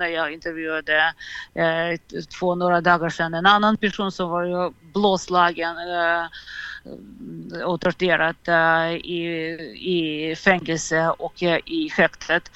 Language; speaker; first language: Swedish; non-native, fluent; Russian